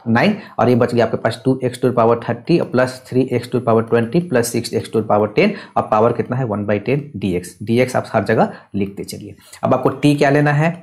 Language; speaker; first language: Hindi; native; Hindi